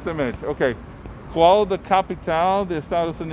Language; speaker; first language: Portuguese; non-native, learner; English